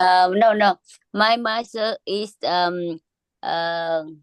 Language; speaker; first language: English; non-native, learner; Vietnamese